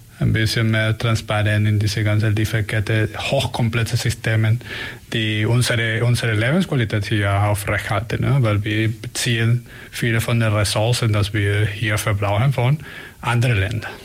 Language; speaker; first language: German; non-native, learner; Spanish